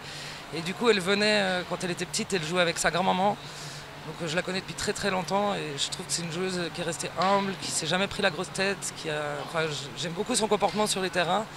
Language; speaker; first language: French; native; French